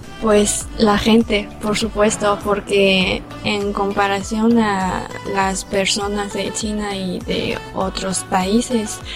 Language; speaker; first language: Spanish; non-native, fluent; Chinese